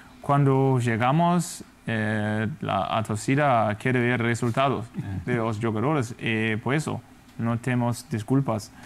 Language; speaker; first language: Spanish; non-native, fluent; Danish